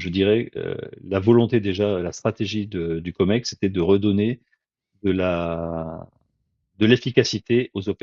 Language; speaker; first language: French; native; French